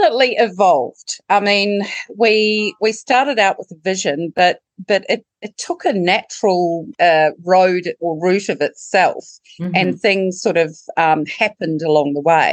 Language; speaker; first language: English; native; English